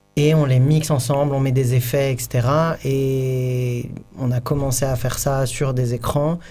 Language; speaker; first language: French; native; French